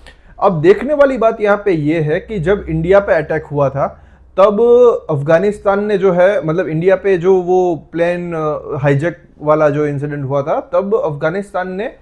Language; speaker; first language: Hindi; non-native, local second language; Gujarati